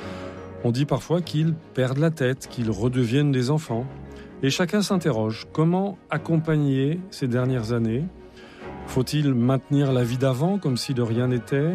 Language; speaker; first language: French; native; French